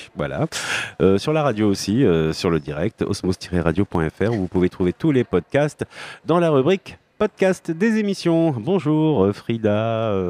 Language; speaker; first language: French; native; French